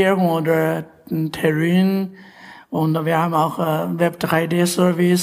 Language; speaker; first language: German; non-native, fluent; Chinese